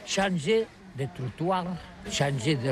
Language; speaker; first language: French; non-native, learner; Catalan